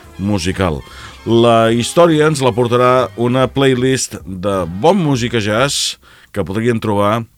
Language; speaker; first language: Catalan; native; Catalan